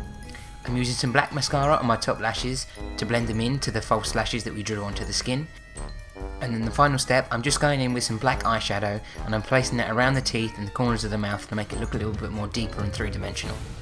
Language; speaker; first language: English; native; English